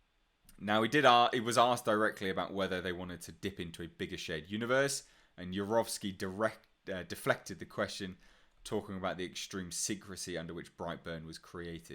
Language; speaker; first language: English; native; English